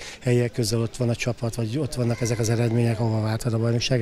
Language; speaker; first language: Hungarian; native; Hungarian